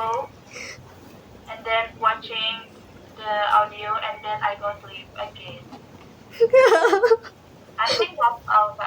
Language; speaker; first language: English; non-native, learner; Indonesian